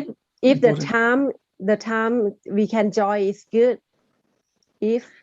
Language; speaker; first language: English; non-native, learner; Thai